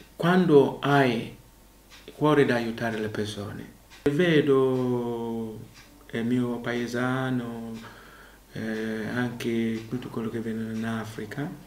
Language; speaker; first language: Italian; non-native, learner; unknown